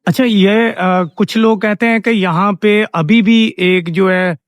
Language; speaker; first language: Urdu; non-native, local second language; Punjabi